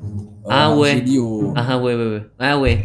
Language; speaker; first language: French; non-native, fluent; Indonesian